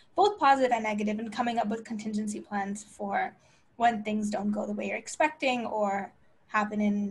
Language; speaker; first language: English; native; English